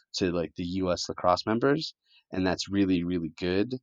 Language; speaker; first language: English; early bilingual, other home language; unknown